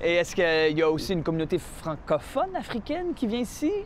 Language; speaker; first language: French; native; French